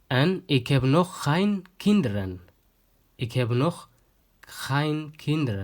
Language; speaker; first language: Dutch; non-native, learner; Tigrinya